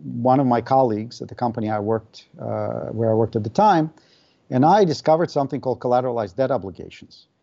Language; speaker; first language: English; non-native, fluent; Russian